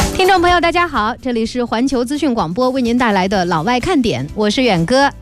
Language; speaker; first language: Chinese; native; Chinese